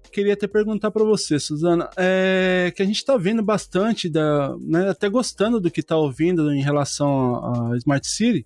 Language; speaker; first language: Portuguese; native; Portuguese